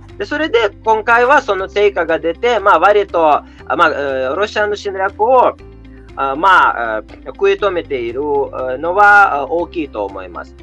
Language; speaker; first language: Japanese; non-native, fluent; Russian